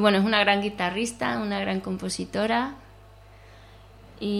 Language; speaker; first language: Spanish; native; Spanish